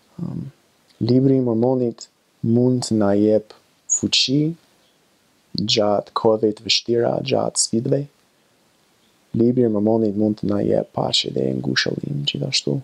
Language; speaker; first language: Albanian; non-native, learner; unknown